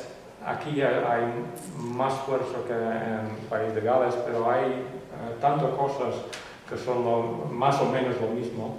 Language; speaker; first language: Spanish; non-native, fluent; Western Frisian